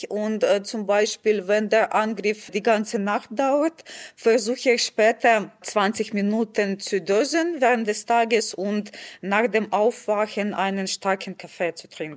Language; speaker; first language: German; non-native, fluent; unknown